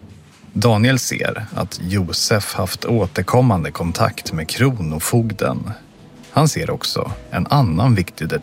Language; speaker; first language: Swedish; native; Swedish